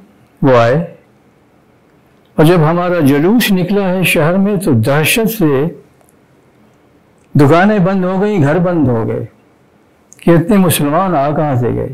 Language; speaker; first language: Urdu; native; Urdu